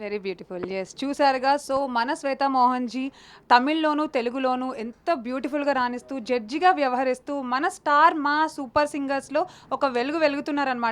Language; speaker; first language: Telugu; native; Telugu